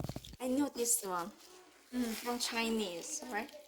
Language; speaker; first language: English; non-native, fluent; Korean